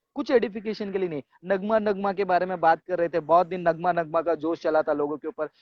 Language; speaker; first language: Hindi; non-native, local second language; Tamil